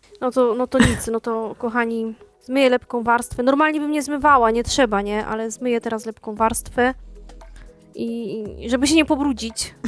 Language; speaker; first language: Polish; native; Polish